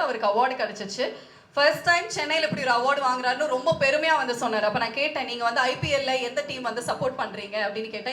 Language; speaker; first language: Tamil; native; Tamil